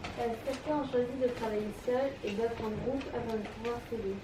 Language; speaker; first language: French; native; French